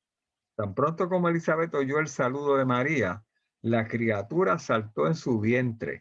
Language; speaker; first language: Spanish; native; Spanish